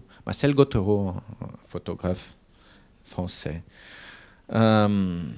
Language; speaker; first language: French; non-native, fluent; Portuguese